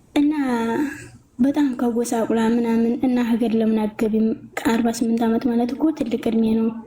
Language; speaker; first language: Amharic; native; Amharic